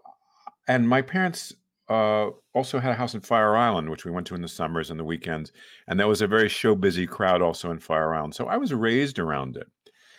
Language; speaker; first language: English; native; English